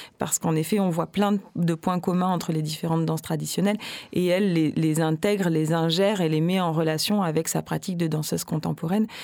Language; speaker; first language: French; native; French